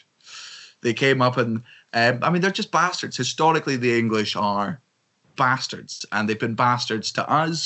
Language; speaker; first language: English; native; English